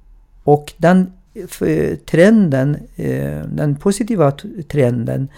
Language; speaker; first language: Swedish; non-native, fluent; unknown